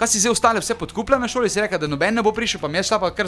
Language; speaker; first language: Slovenian; native; Slovenian